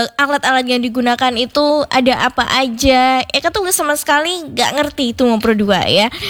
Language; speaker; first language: Indonesian; native; Indonesian